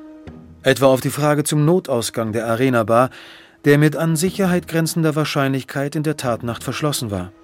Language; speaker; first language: German; native; German